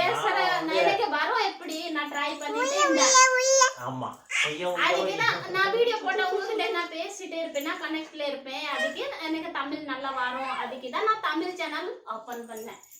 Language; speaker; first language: Tamil; non-native, local second language; Odia